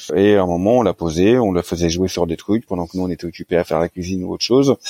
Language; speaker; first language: French; native; French